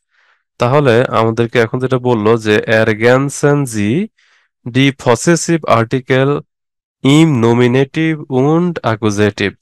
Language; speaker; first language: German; non-native, fluent; Bangla